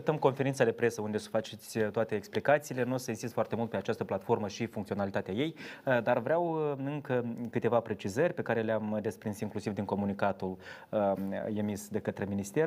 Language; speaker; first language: Romanian; native; Romanian